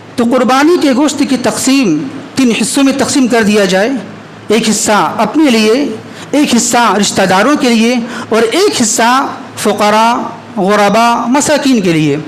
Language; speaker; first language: Urdu; native; Urdu